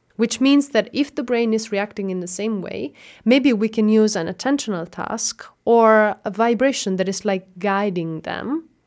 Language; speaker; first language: English; non-native, fluent; Italian